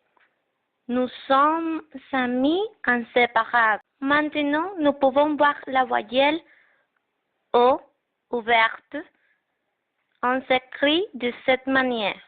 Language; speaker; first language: French; non-native, learner; Spanish